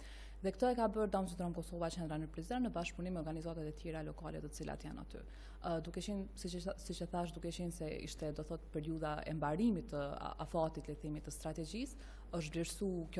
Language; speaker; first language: Albanian; native; Albanian